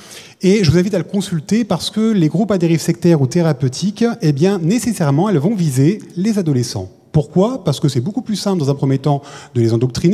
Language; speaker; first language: French; native; French